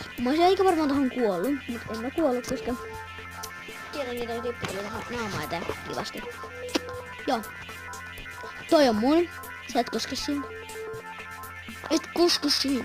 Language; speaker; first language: Finnish; native; Finnish